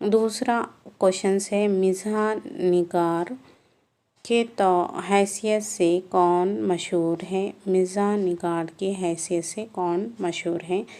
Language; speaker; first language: Urdu; native; Urdu